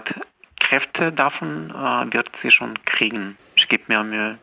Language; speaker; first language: German; non-native, fluent; Belarusian